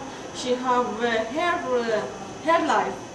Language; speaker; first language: English; non-native, learner; Arabic